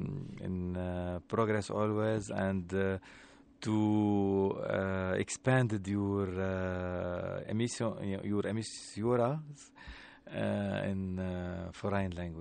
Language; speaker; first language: English; non-native, learner; Arabic